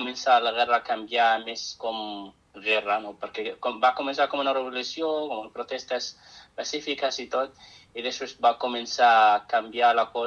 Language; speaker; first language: Catalan; non-native, fluent; Arabic